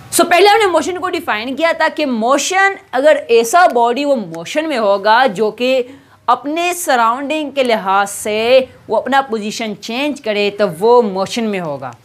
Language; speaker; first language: Urdu; non-native, local second language; Pashto